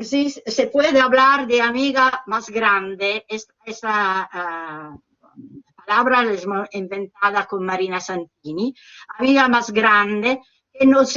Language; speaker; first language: Spanish; non-native, learner; Italian